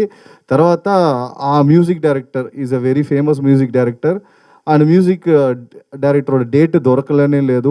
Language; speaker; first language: Telugu; non-native, learner; Tamil